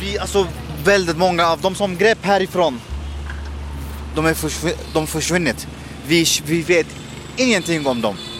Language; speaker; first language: Swedish; non-native, fluent; Arabic